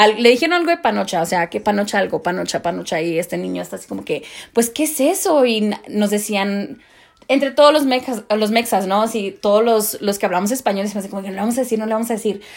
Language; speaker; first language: Spanish; early bilingual, heritage; Spanish